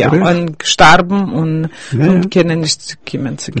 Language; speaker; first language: German; early bilingual, heritage; Yiddish